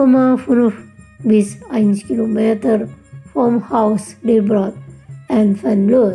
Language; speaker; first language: German; non-native, fluent; Indonesian